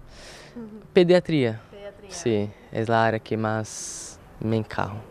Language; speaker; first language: Spanish; non-native, learner; Portuguese